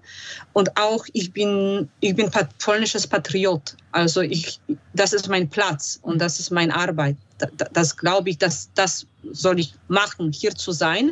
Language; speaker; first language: German; non-native, fluent; Polish